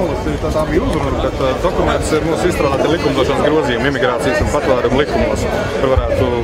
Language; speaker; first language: Latvian; native; Latvian